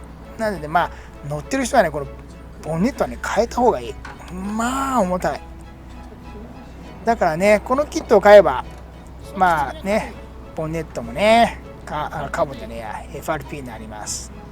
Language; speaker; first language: Japanese; native; Japanese